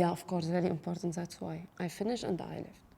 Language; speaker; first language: English; non-native, learner; Arabic